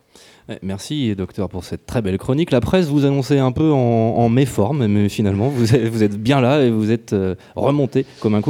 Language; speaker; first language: French; native; French